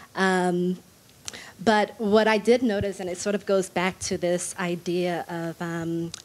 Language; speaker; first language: English; native; English